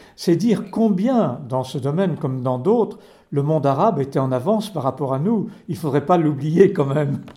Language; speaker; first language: French; native; French